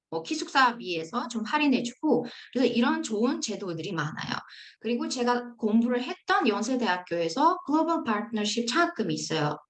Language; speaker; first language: Korean; non-native, fluent; Uzbek